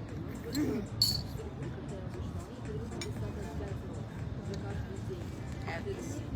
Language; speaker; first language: Russian; non-native, learner; Filipino